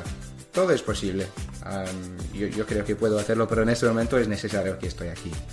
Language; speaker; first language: Spanish; non-native, learner; English